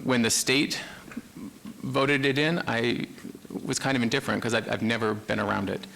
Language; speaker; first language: English; native; English